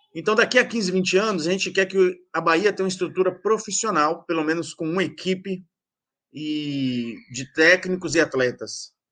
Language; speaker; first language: Portuguese; native; Portuguese